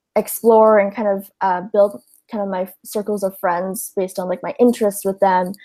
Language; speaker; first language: English; early bilingual, other home language; Cantonese